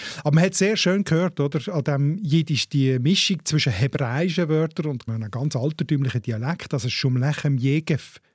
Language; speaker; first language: German; native; German